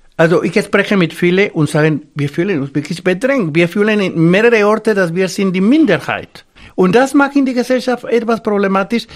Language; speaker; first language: German; non-native, fluent; Spanish